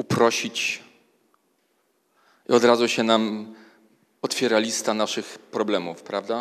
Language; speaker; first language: Polish; native; Polish